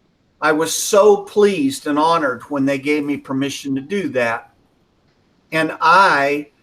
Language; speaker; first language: English; native; English